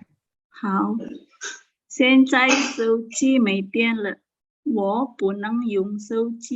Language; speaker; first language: Chinese; non-native, learner; Indonesian